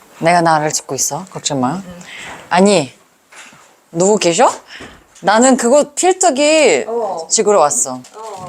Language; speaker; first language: Korean; non-native, fluent; Uzbek